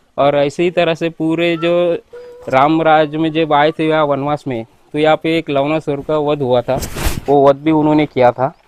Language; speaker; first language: Hindi; non-native, local second language; Marathi